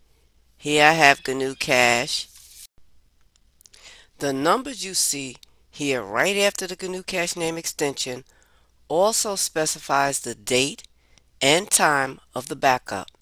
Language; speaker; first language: English; native; English